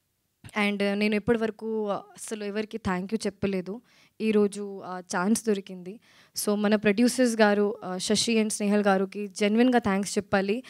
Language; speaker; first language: Telugu; non-native, learner; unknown